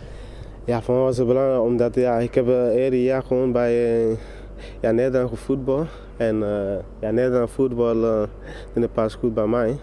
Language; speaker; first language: Dutch; non-native, fluent; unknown